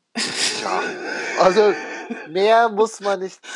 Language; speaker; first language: German; non-native, fluent; English